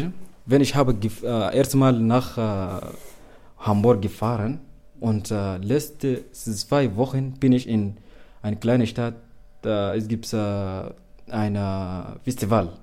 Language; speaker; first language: German; non-native, learner; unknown